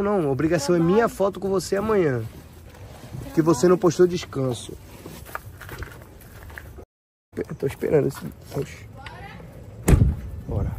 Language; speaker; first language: Portuguese; native; Portuguese